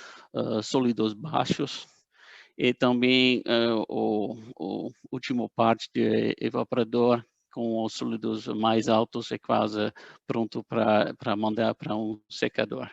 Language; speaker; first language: Portuguese; non-native, fluent; Dutch